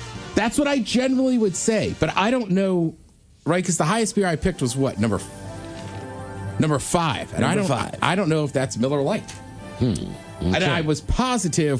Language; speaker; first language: English; native; English